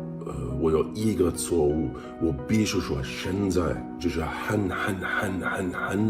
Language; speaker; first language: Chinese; non-native, learner; English